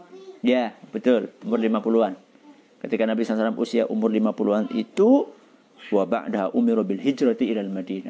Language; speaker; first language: Indonesian; native; Indonesian